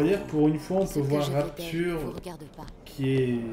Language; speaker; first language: French; native; French